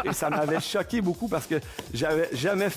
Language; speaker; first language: French; native; French